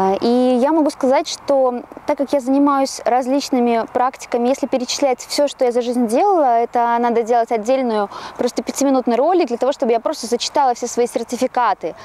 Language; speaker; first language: Russian; native; Russian